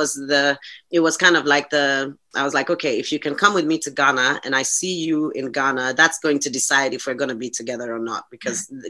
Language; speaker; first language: English; non-native, local second language; Hungarian